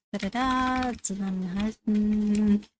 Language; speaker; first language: German; non-native, fluent; English